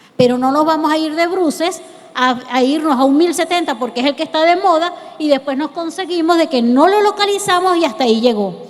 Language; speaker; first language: Spanish; native; Spanish